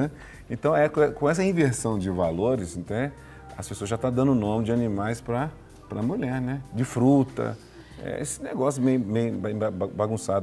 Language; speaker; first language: Portuguese; native; Portuguese